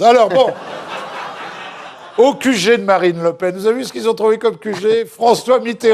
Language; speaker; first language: French; native; French